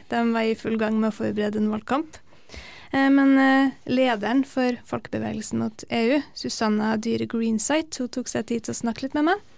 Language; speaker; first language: Norwegian; native; Norwegian